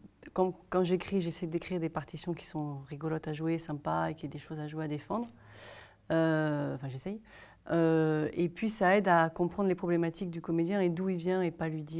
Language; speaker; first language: French; native; French